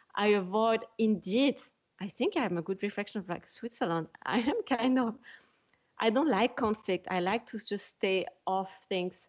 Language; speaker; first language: English; non-native, fluent; French